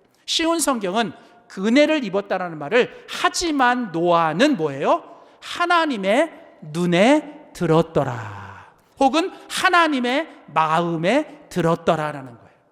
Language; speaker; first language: Korean; native; Korean